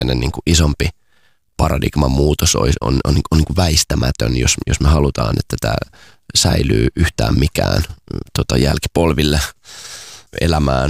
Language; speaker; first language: Finnish; native; Finnish